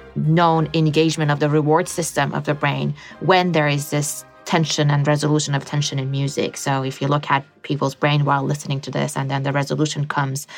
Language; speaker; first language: English; non-native, fluent; Persian